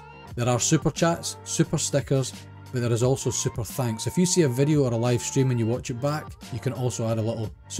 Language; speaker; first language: English; native; English